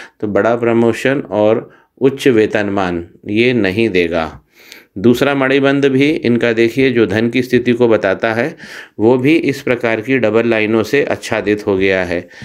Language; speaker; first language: Hindi; native; Hindi